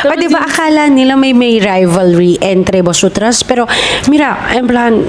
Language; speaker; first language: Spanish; non-native, fluent; Filipino